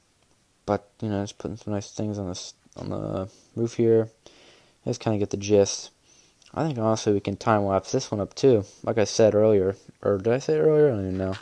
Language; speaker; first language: English; native; English